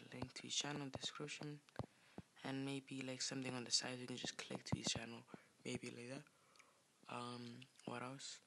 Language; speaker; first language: English; native; English